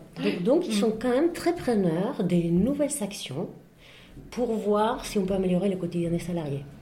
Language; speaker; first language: French; non-native, fluent; Spanish